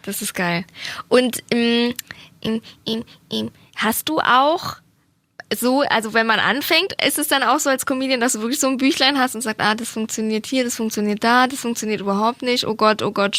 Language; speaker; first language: German; native; German